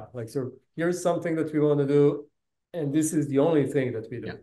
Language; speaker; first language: English; non-native, fluent; Bosnian